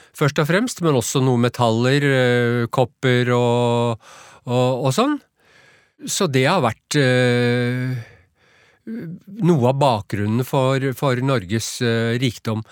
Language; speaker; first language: Norwegian; native; Norwegian